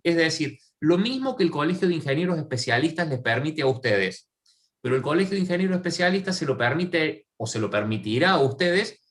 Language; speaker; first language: Spanish; native; Spanish